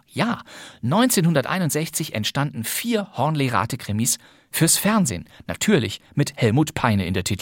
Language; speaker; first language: German; native; German